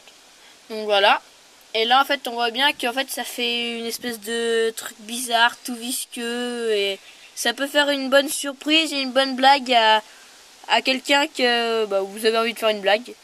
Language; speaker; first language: French; native; French